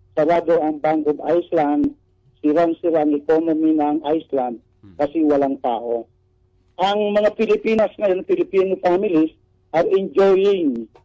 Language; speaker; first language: Filipino; non-native, local second language; Masbatenyo